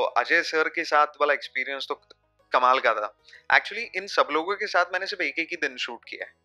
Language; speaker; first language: Hindi; non-native, local second language; Marathi